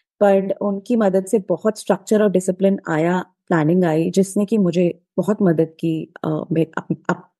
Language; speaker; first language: Hindi; native; Hindi